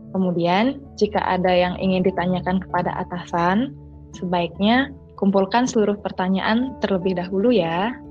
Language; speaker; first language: Indonesian; native; Indonesian